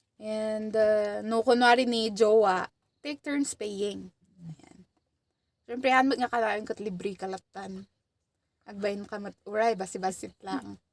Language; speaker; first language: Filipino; non-native, local second language; Iloko